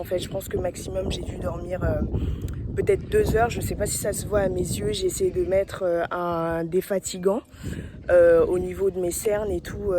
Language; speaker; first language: French; early bilingual, other home language; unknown